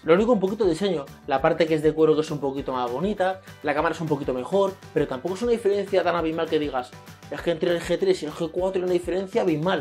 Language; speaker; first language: Spanish; native; Spanish